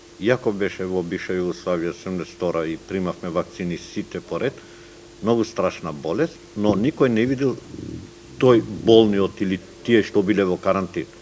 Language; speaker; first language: Macedonian; non-native, local second language; Turkish